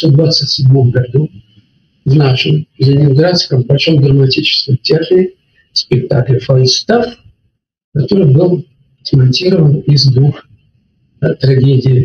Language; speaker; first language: Russian; native; Russian